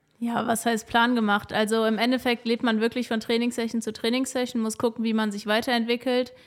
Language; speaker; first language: German; native; German